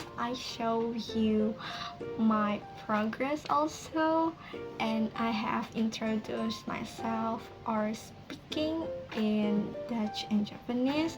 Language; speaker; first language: English; non-native, learner; Indonesian